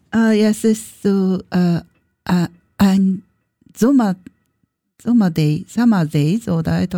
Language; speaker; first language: German; non-native, learner; Japanese